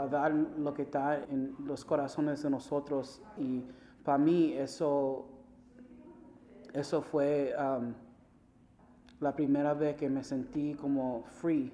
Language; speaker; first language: Spanish; early bilingual, heritage; Spanish